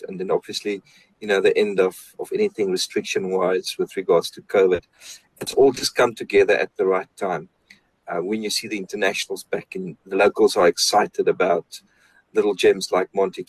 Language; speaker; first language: English; non-native, local second language; Afrikaans